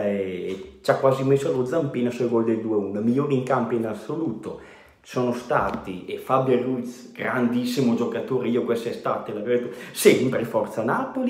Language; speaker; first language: Italian; native; Italian